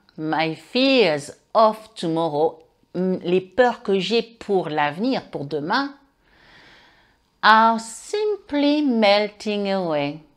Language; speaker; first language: French; native; French